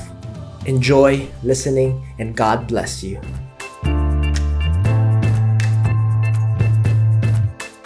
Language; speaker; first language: English; non-native, local second language; Filipino